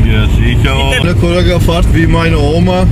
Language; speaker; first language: German; non-native, learner; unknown